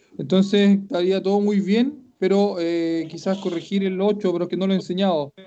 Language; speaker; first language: Spanish; native; Spanish